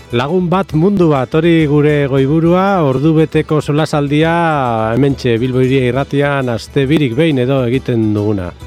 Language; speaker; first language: Basque; native; Basque